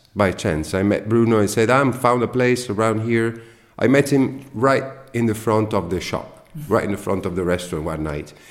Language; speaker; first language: English; non-native, fluent; Italian